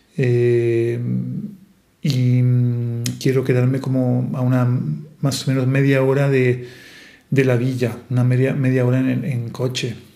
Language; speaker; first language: Spanish; non-native, fluent; Italian